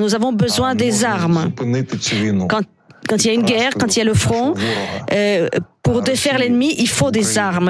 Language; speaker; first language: French; non-native, fluent; Ukrainian